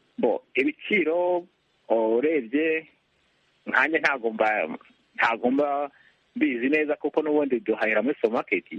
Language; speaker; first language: Kinyarwanda; native; Kinyarwanda